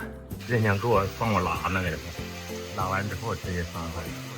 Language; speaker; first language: Chinese; native; Chinese